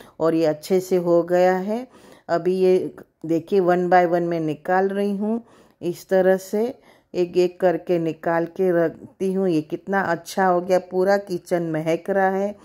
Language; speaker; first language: Hindi; native; Hindi